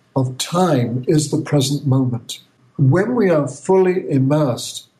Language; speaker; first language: English; native; English